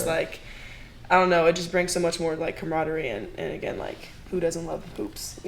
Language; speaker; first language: English; native; English